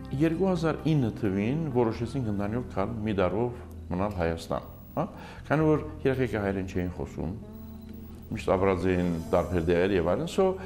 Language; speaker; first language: Armenian; early bilingual, heritage; Armenian